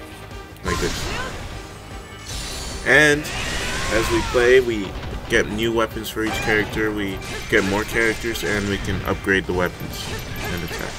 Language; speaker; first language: English; native; English